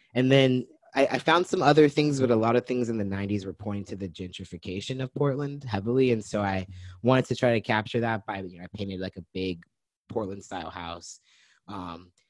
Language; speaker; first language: English; native; English